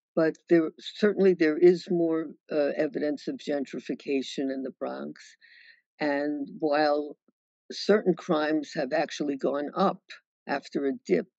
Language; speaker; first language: English; native; English